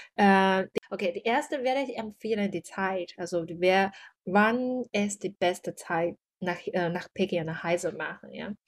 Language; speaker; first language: German; non-native, learner; Chinese